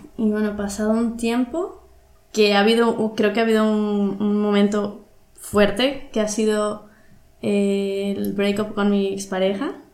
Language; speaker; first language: Spanish; native; Spanish